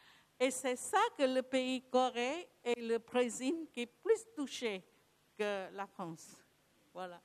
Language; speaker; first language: French; non-native, learner; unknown